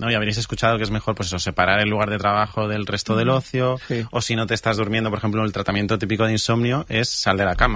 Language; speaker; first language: Spanish; native; Spanish